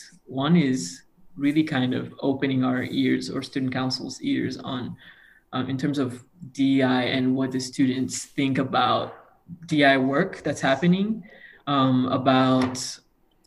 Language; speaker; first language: English; non-native, local second language; Kinyarwanda